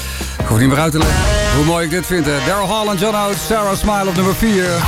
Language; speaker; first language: Dutch; native; Dutch